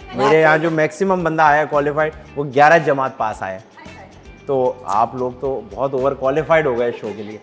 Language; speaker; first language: Urdu; native; Urdu